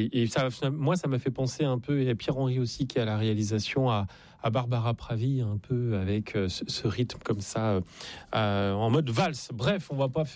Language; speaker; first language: French; native; French